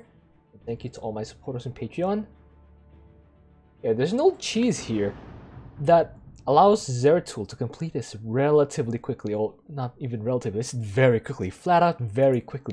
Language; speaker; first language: English; native; English